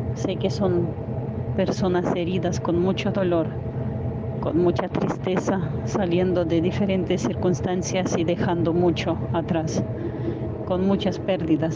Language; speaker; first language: Spanish; non-native, fluent; Ukrainian